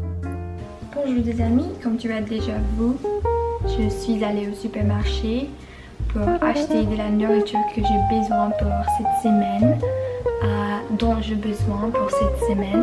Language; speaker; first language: French; non-native, learner; English